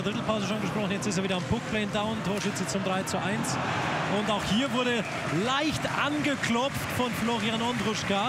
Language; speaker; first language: German; native; German